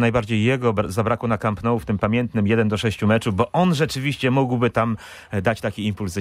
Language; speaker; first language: Polish; native; Polish